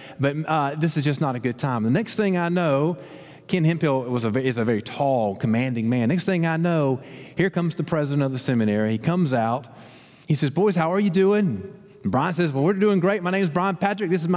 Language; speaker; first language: English; native; English